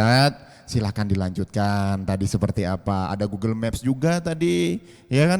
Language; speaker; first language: Indonesian; native; Indonesian